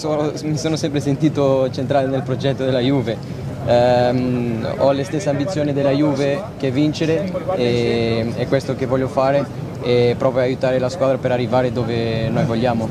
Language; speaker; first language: Italian; non-native, fluent; Portuguese